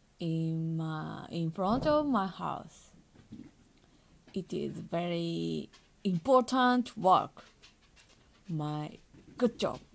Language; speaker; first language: English; non-native, learner; Japanese